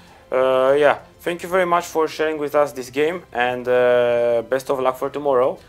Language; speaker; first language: English; non-native, fluent; Romanian